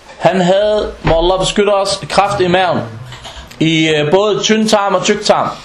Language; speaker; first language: Danish; non-native, fluent; Arabic